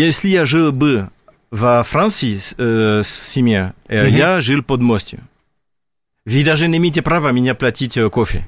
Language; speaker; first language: Russian; non-native, fluent; French